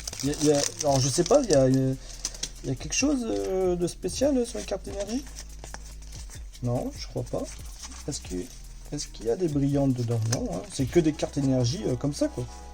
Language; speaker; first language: French; native; French